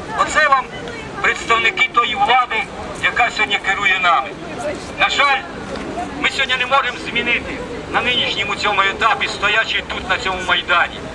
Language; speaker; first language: Ukrainian; native; Ukrainian